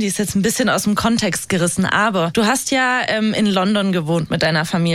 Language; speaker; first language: German; native; German